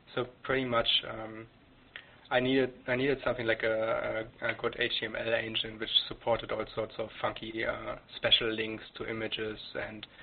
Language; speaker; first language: English; non-native, fluent; German